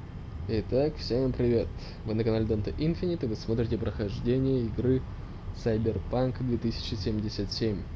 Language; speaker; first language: Russian; native; Russian